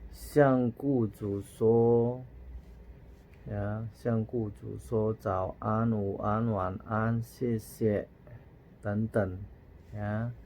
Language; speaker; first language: Chinese; non-native, fluent; Indonesian